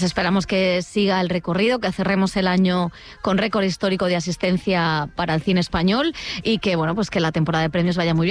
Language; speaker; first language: Spanish; native; Spanish